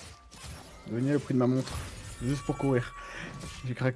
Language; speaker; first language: French; native; French